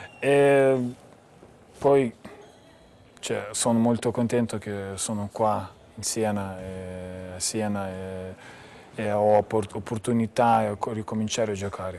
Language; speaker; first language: Italian; non-native, learner; Lithuanian